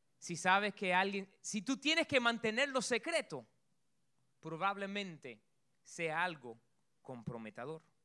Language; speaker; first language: Spanish; early bilingual, heritage; Spanish